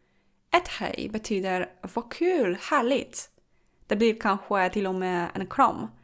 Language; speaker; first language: Swedish; non-native, fluent; Polish